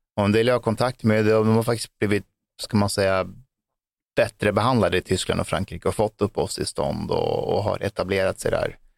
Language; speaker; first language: Swedish; early bilingual, other home language; Persian